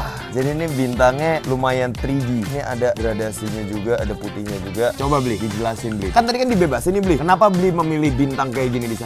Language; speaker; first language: Indonesian; native; Indonesian